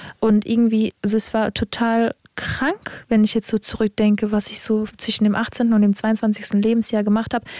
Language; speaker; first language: German; early bilingual, other home language; Serbian